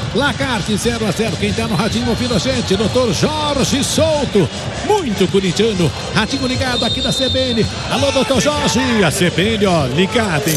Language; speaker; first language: Portuguese; native; Portuguese